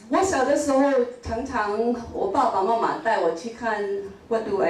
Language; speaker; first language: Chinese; non-native, local second language; Min Nan Chinese